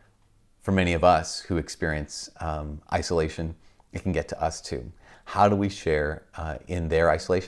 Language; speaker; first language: English; native; English